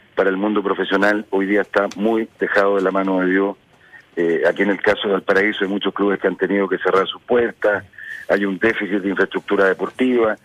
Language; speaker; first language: Spanish; native; Spanish